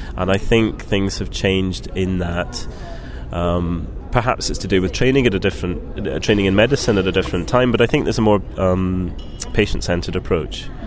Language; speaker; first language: English; native; English